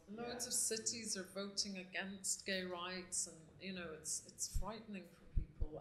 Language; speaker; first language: English; native; English